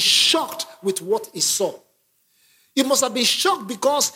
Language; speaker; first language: English; non-native, local second language; Yoruba